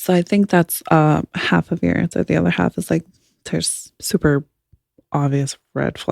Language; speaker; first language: English; native; English